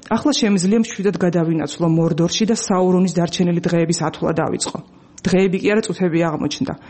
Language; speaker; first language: Georgian; native; Georgian